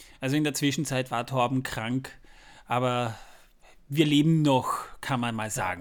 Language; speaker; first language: German; native; German